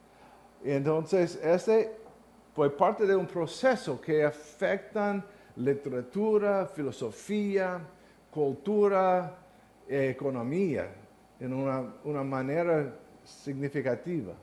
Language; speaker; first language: Spanish; non-native, learner; English